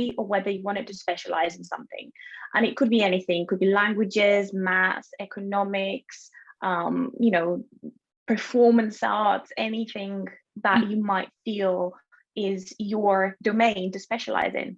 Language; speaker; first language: English; non-native, fluent; Bulgarian